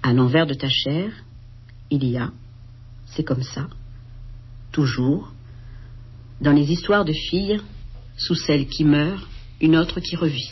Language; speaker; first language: French; native; French